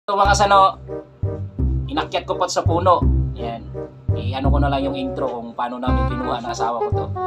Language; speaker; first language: Filipino; non-native, local second language; Cebuano